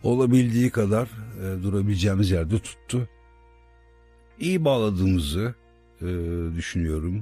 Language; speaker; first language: Turkish; native; Turkish